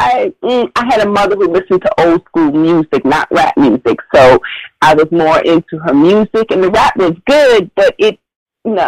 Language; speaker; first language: English; native; English